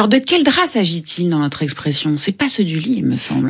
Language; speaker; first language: French; native; French